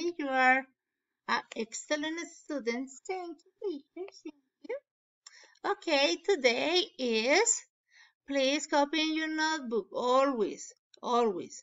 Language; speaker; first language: English; non-native, learner; Spanish